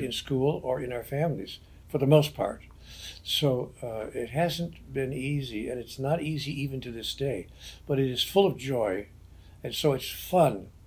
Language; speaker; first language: English; native; English